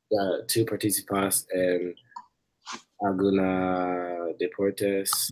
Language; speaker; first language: Spanish; non-native, learner; English